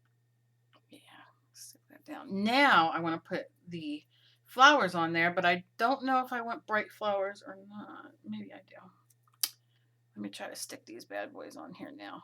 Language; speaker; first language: English; native; English